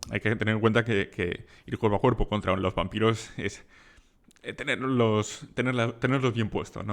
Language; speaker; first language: Spanish; native; Spanish